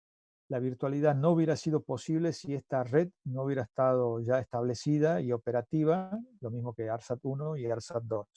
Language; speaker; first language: Spanish; native; Spanish